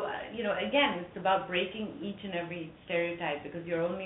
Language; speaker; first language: English; non-native, local second language; French